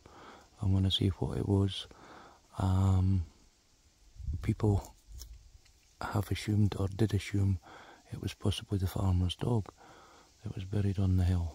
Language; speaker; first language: English; native; English